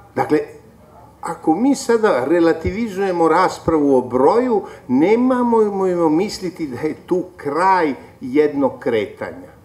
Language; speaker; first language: Serbian; native; Serbian